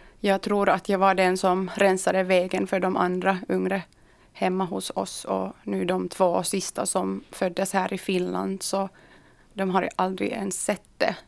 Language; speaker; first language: Swedish; early bilingual, other home language; Kurdish